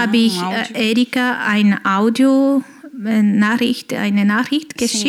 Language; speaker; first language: German; non-native, fluent; Portuguese